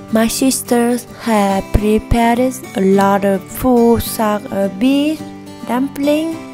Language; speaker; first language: English; non-native, learner; Vietnamese